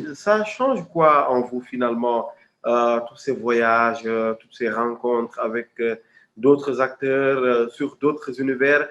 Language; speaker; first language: French; non-native, local second language; Wolof